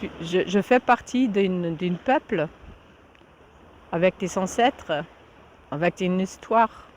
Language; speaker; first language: French; non-native, fluent; German